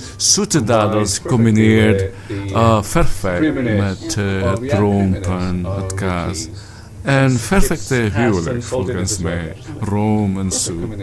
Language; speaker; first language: Dutch; non-native, learner; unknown